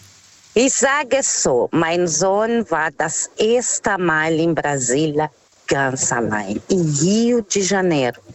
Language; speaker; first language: German; non-native, fluent; Portuguese